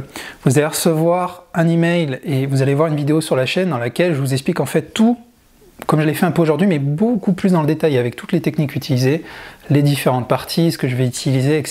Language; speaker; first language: French; native; French